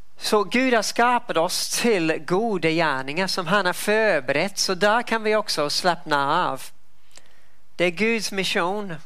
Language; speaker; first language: Swedish; non-native, fluent; English